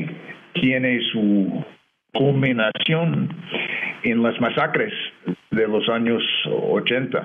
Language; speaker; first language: Spanish; non-native, fluent; English